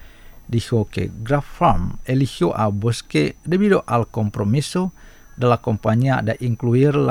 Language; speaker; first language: Spanish; non-native, fluent; Indonesian